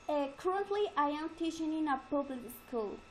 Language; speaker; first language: English; non-native, learner; Spanish